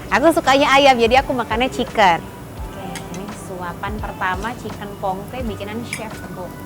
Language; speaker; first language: Indonesian; native; Indonesian